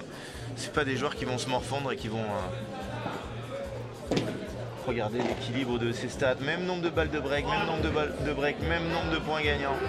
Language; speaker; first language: French; native; French